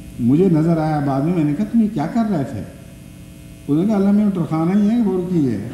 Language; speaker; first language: Urdu; non-native, local second language; Punjabi